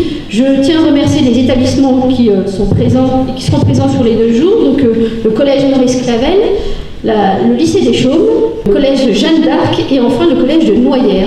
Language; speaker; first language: French; native; French